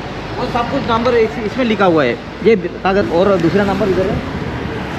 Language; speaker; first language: Hindi; non-native, learner; Sinhala